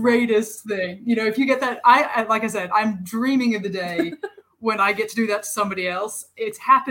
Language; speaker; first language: English; non-native, local second language; Cantonese